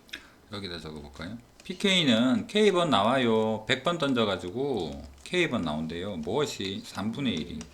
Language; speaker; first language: Korean; native; Korean